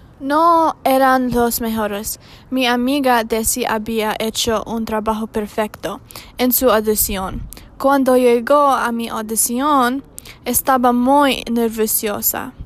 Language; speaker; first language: Spanish; non-native, learner; English